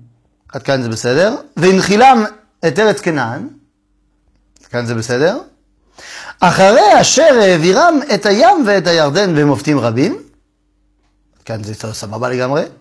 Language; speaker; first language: Hebrew; non-native, fluent; French